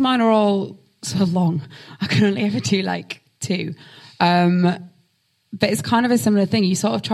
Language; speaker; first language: English; native; English